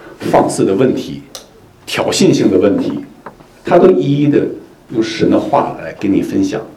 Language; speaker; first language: Chinese; native; Chinese